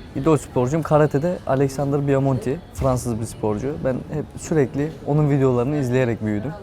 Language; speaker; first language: Turkish; native; Turkish